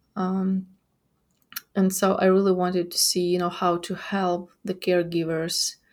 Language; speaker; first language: English; non-native, fluent; Ukrainian